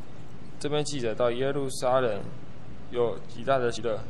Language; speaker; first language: Chinese; native; Chinese